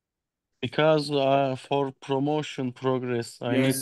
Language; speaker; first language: English; non-native, fluent; Turkish